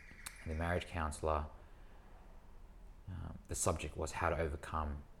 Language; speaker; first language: English; native; English